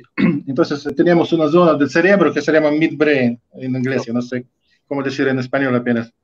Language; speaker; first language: Spanish; non-native, fluent; Russian